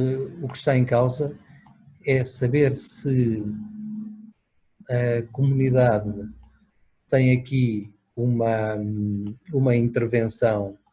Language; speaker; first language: Portuguese; native; Portuguese